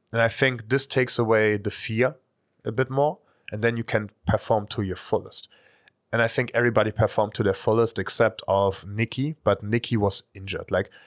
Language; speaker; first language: English; non-native, fluent; German